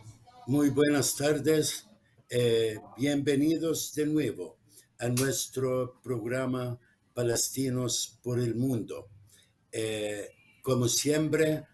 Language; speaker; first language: Spanish; non-native, fluent; Arabic